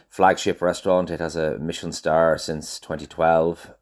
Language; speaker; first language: English; native; English